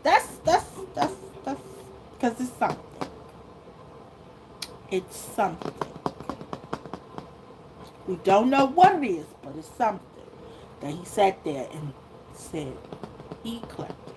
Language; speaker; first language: English; native; English